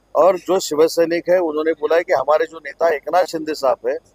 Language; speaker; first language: Hindi; non-native, local second language; Marathi